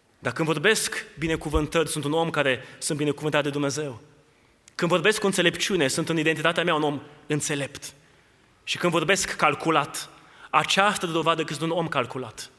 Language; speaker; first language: Romanian; native; Romanian